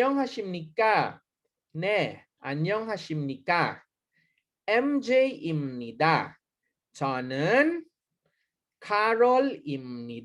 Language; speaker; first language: Korean; non-native, learner; Hiligaynon